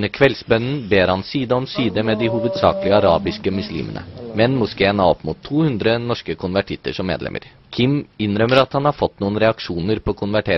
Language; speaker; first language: Norwegian; native; Norwegian